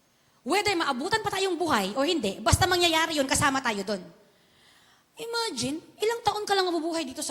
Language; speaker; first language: Filipino; non-native, local second language; Chavacano